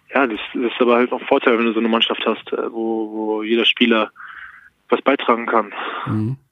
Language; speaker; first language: German; native; German